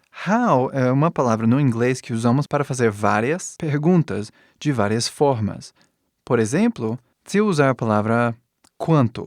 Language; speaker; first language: Portuguese; non-native, fluent; English